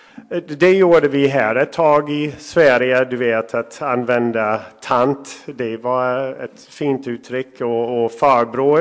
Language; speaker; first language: Swedish; non-native, fluent; English